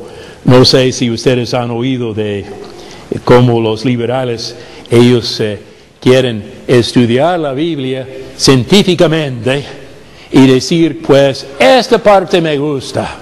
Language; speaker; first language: Spanish; non-native, fluent; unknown